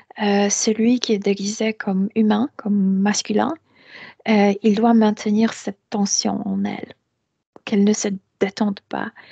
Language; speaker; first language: French; non-native, fluent; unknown